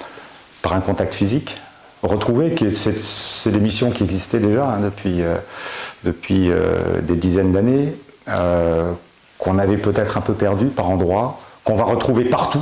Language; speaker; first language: French; native; French